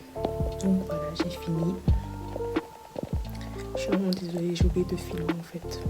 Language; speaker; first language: French; early bilingual, other home language; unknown